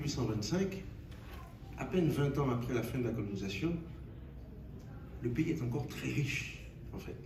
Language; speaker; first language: French; native; French